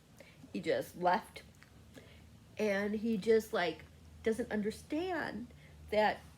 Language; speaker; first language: English; native; English